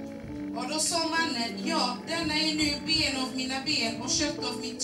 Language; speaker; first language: Swedish; non-native, fluent; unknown